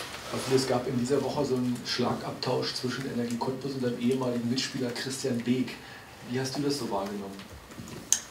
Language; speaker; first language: German; native; German